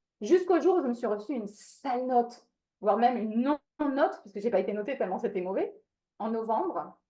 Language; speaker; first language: French; non-native, fluent; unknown